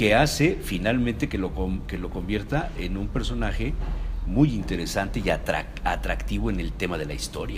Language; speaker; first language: Spanish; native; Spanish